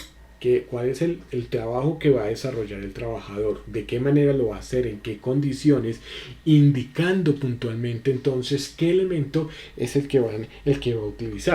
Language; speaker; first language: Spanish; native; Spanish